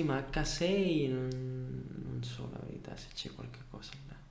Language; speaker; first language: Italian; non-native, fluent; Spanish